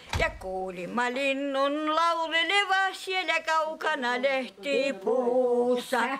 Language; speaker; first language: Finnish; early bilingual, heritage; Finnish